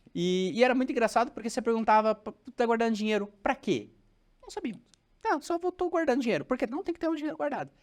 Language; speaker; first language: Portuguese; native; Portuguese